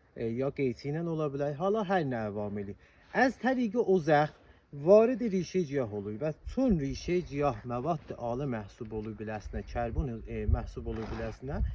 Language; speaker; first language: Azerbaijani; native; Azerbaijani